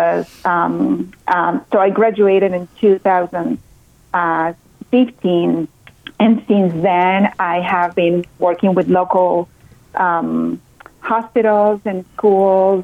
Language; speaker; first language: English; non-native, fluent; Spanish